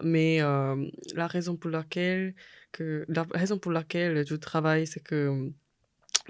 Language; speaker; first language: French; non-native, fluent; Korean